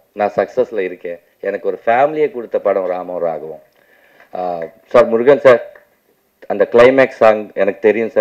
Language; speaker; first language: Tamil; non-native, local second language; Telugu